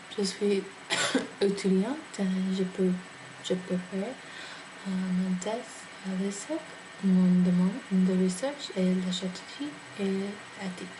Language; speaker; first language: French; non-native, learner; English